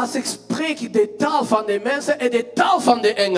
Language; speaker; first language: Dutch; non-native, fluent; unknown